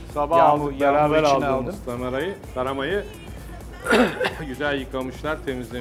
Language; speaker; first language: Turkish; native; Turkish